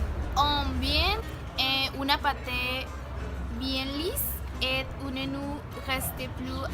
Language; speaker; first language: French; non-native, learner; Spanish